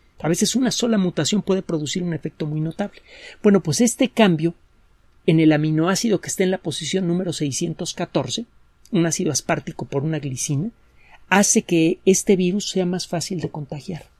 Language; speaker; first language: Spanish; native; Spanish